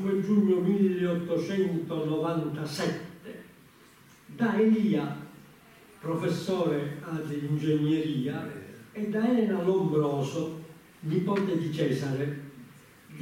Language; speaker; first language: Italian; native; Italian